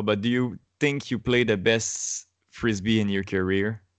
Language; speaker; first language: English; non-native, learner; French